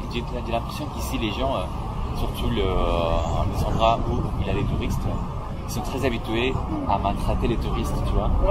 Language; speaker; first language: French; non-native, fluent; Spanish